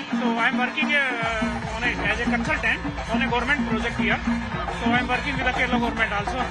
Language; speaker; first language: English; non-native, local second language; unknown